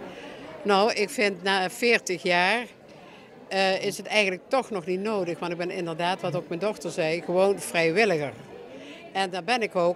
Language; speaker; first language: Dutch; native; Dutch